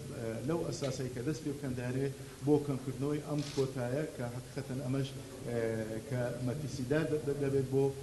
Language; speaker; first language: Central Kurdish; non-native, local second language; Azerbaijani